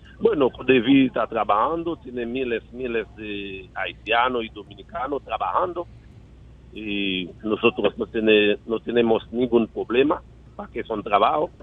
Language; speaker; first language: Spanish; non-native, learner; Haitian Creole